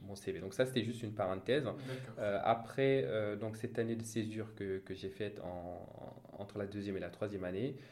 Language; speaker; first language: French; non-native, local second language; Wolof